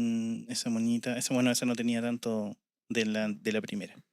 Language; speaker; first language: Spanish; native; Spanish